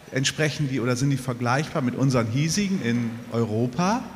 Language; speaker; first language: German; native; German